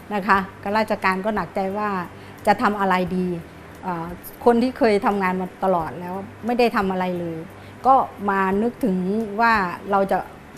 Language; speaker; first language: Thai; native; Thai